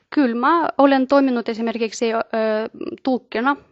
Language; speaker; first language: Finnish; non-native, fluent; Russian